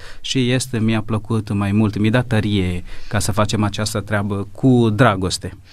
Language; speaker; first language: Romanian; non-native, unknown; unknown